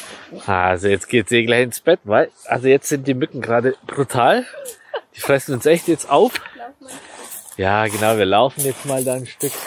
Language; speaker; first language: German; native; German